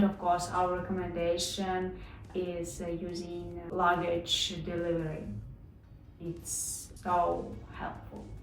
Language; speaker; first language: English; non-native, learner; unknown